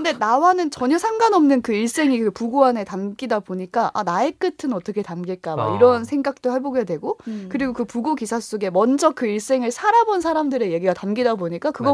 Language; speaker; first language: Korean; native; Korean